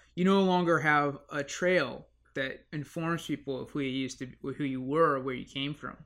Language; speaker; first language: English; native; English